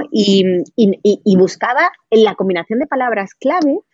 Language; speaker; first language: Spanish; native; Spanish